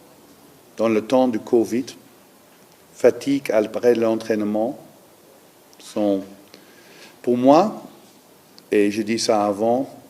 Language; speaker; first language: French; non-native, learner; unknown